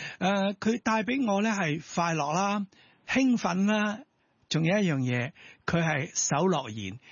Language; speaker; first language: Cantonese; native; Cantonese